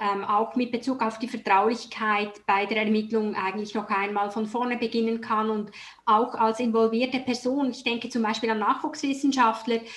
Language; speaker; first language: German; native; German